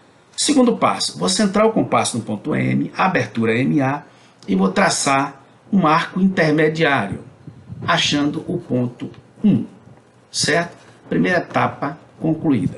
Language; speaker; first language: Portuguese; native; Portuguese